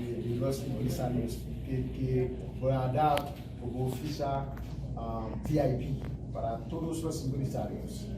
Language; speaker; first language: Spanish; non-native, fluent; Haitian Creole